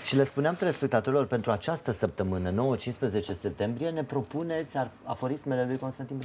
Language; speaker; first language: Romanian; native; Romanian